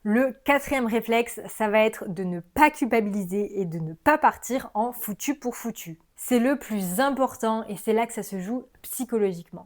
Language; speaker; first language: French; native; French